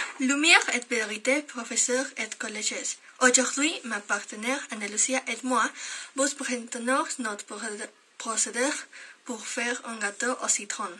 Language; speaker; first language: French; non-native, learner; Spanish